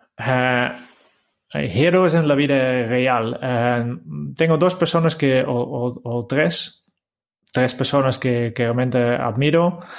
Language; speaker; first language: Spanish; non-native, fluent; Dutch